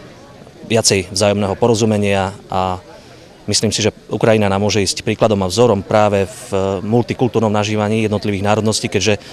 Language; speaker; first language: Slovak; native; Slovak